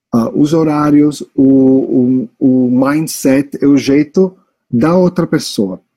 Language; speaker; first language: Portuguese; non-native, fluent; English